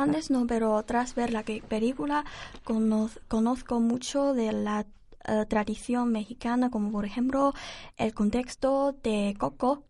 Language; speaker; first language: Spanish; non-native, learner; Chinese